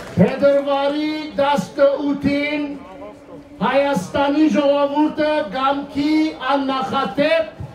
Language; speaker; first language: Armenian; early bilingual, heritage; Armenian